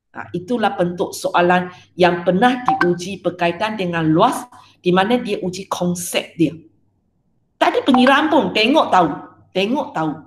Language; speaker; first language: Malay; non-native, local second language; Chinese